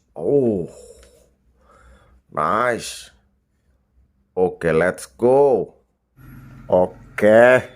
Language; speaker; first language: English; non-native, learner; Indonesian